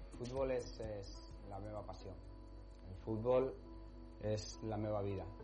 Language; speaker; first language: Catalan; non-native, learner; Spanish